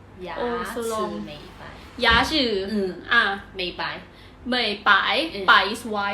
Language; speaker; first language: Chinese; non-native, learner; Thai